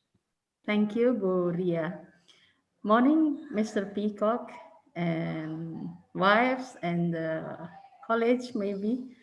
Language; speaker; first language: English; non-native, learner; Indonesian